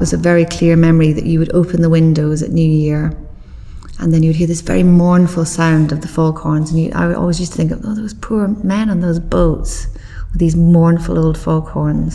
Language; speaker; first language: English; native; English